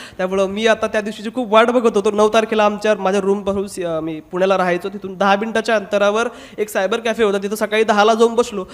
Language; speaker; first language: Marathi; non-native, local second language; Hindi